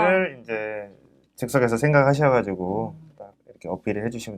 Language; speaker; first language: Korean; native; Korean